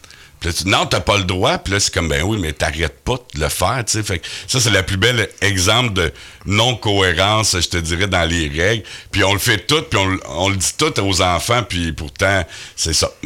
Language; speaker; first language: French; native; French